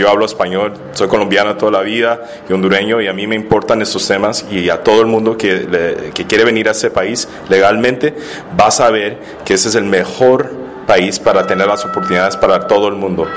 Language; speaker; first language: Spanish; early bilingual, heritage; Spanish